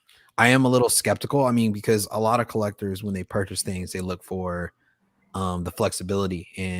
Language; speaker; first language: English; native; English